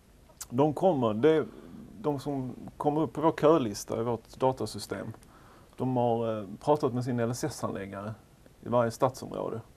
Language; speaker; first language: Swedish; native; Swedish